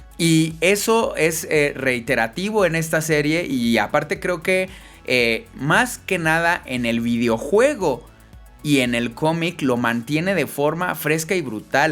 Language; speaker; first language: Spanish; native; Spanish